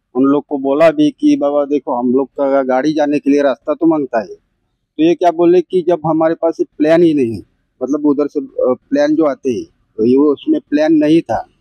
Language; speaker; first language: Hindi; non-native, local second language; Marathi